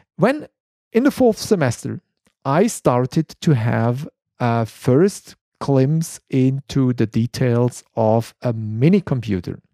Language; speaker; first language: English; non-native, fluent; German